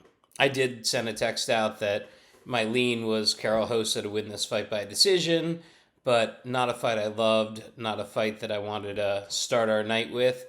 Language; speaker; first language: English; native; English